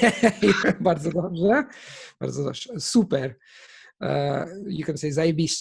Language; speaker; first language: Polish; non-native, fluent; Italian